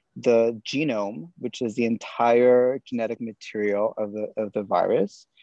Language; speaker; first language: English; native; English